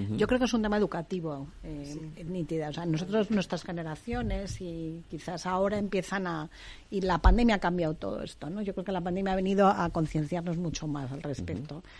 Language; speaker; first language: Spanish; native; Spanish